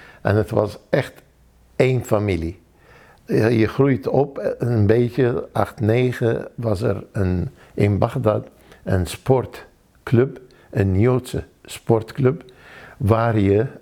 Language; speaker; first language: Dutch; non-native, fluent; Arabic